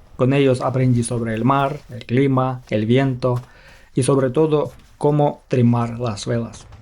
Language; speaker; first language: Spanish; non-native, fluent; Ukrainian